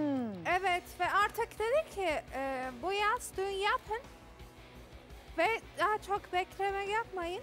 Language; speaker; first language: Turkish; non-native, learner; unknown